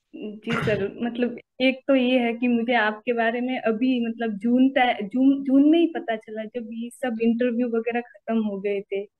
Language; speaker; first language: Hindi; native; Hindi